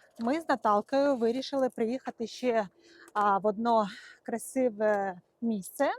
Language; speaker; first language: Ukrainian; non-native, local second language; Russian